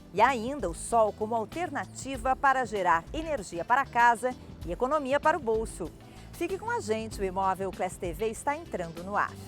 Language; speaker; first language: Portuguese; native; Portuguese